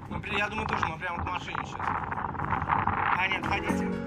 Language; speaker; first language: Russian; native; Russian